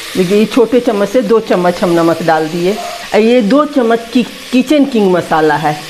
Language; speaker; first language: Hindi; native; Hindi